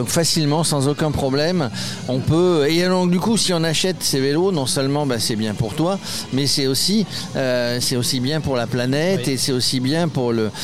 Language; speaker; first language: French; native; French